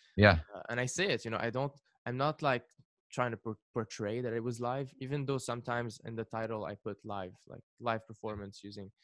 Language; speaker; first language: English; non-native, fluent; Arabic